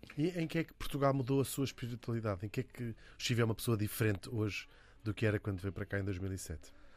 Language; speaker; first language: Portuguese; native; Portuguese